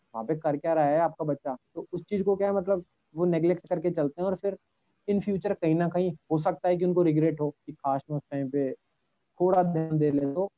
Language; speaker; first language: Hindi; native; Hindi